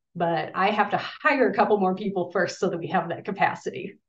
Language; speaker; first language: English; native; English